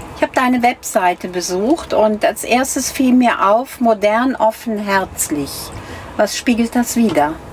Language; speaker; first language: German; native; German